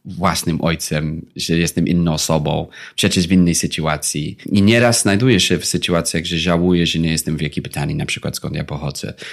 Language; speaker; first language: Polish; non-native, fluent; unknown